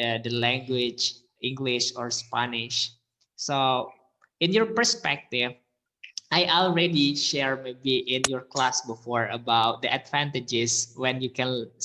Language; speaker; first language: English; non-native, fluent; Indonesian